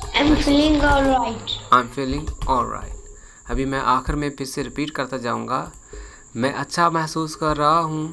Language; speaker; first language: Urdu; native; Urdu